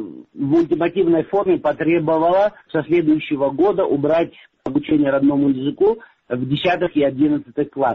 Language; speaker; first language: Russian; non-native, local second language; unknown